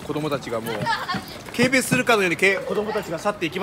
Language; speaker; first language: Japanese; native; Japanese